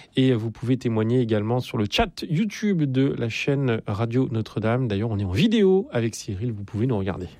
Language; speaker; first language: French; native; French